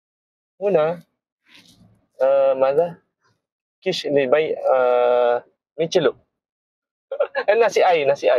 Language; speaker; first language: Arabic; non-native, fluent; Malay